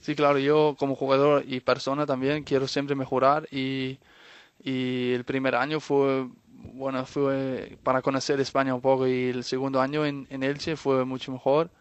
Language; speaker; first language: Spanish; non-native, fluent; Danish